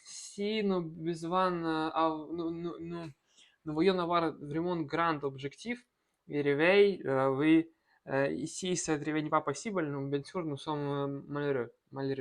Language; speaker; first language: French; non-native, learner; Russian